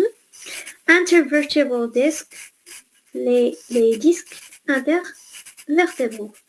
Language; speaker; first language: French; non-native, fluent; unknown